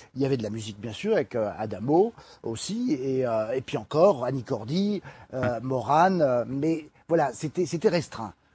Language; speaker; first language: French; native; French